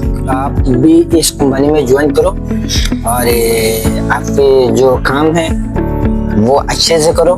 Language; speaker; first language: Hindi; non-native, learner; Rohingya